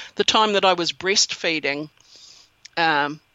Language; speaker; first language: English; native; English